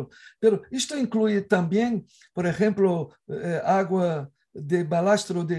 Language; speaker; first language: Spanish; non-native, fluent; Portuguese